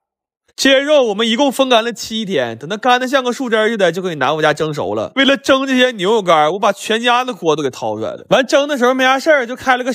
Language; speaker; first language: Chinese; native; Chinese